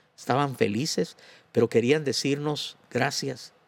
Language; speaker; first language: Spanish; native; Spanish